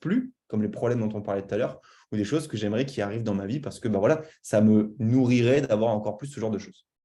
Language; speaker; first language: French; native; French